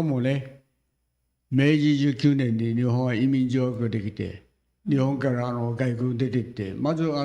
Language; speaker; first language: Japanese; native; Japanese